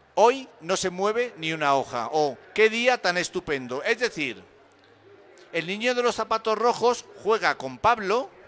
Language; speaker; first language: Spanish; native; Spanish